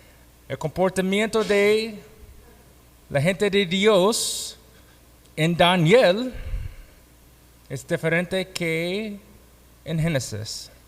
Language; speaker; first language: Spanish; non-native, fluent; English